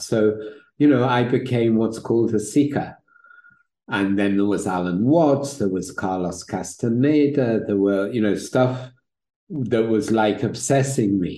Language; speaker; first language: English; native; English